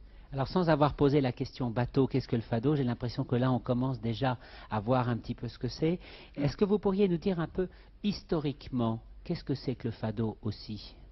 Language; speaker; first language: French; native; French